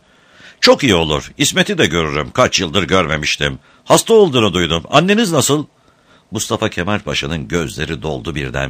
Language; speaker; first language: Turkish; native; Turkish